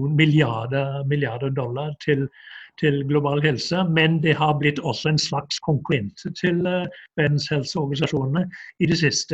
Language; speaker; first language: Norwegian; non-native, fluent; English